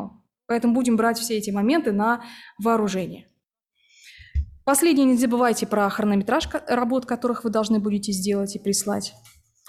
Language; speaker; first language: Russian; native; Russian